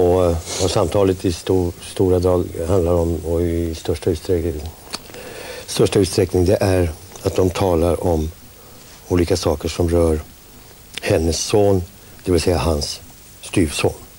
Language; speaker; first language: Swedish; native; Swedish